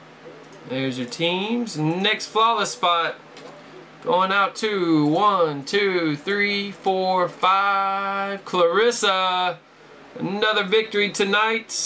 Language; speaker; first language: English; native; English